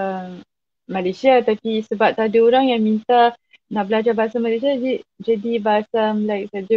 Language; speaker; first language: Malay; non-native, fluent; French